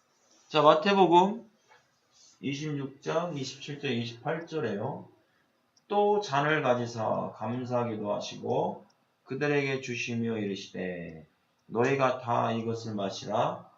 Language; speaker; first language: Korean; native; Korean